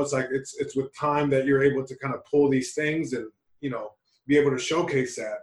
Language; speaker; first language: English; early bilingual, other home language; Spanish